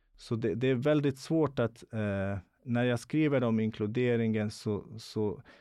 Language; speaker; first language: Swedish; non-native, fluent; Bosnian